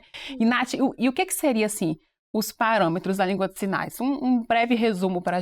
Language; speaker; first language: Portuguese; native; Portuguese